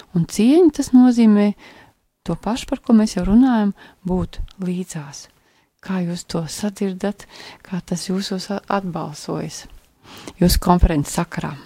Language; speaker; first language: Latvian; native; Latvian